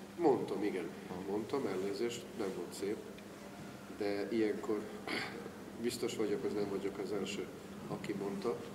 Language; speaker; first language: Hungarian; non-native, fluent; Serbian